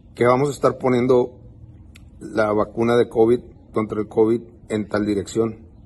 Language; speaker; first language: Spanish; early bilingual, heritage; Spanish